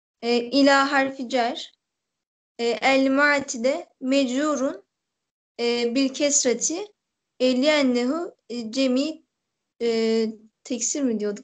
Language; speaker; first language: Turkish; native; Turkish